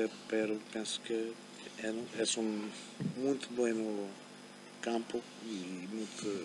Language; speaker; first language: Portuguese; non-native, fluent; German